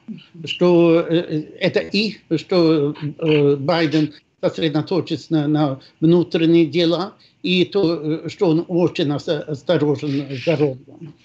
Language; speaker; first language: Russian; non-native, fluent; Swedish